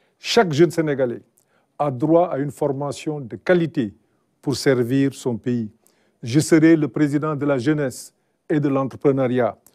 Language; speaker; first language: French; non-native, local second language; Wolof